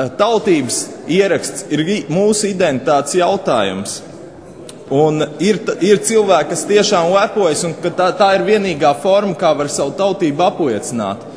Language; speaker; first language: Latvian; native; Latvian